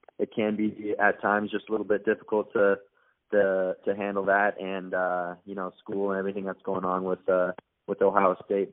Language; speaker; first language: English; native; English